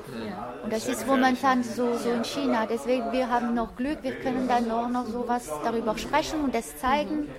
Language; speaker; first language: German; non-native, fluent; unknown